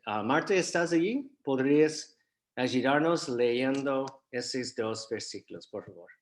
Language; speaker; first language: Spanish; non-native, fluent; English